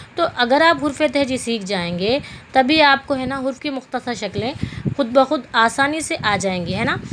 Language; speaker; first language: Urdu; native; Urdu